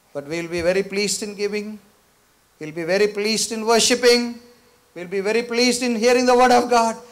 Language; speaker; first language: English; non-native, local second language; Tamil